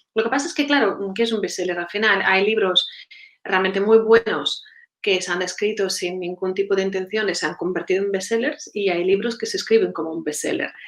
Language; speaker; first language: Spanish; non-native, fluent; Russian